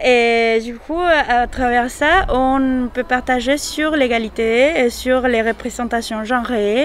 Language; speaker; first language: French; non-native, fluent; Spanish